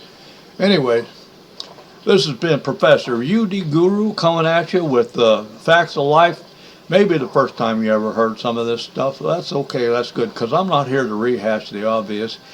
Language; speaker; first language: English; native; English